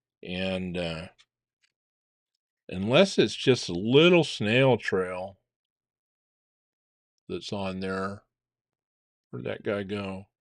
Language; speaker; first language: English; native; English